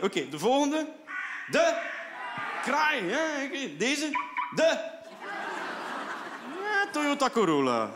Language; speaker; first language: Dutch; native; Dutch